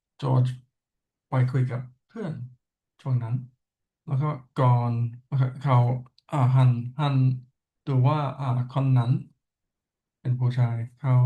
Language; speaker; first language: Thai; non-native, learner; English